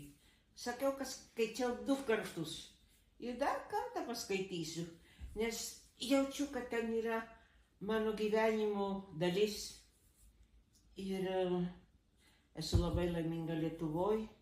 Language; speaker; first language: Lithuanian; early bilingual, heritage; Lithuanian